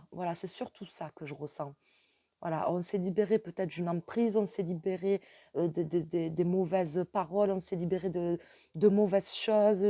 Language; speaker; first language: French; native; French